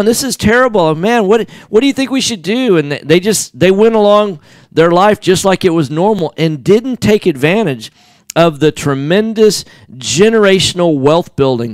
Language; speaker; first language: English; native; English